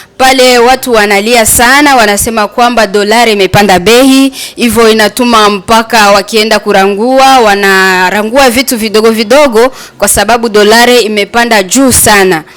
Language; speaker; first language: Swahili; native; Swahili